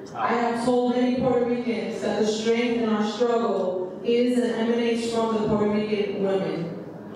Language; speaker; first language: English; native; English